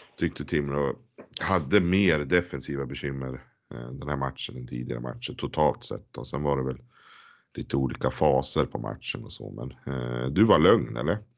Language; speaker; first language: Swedish; native; Swedish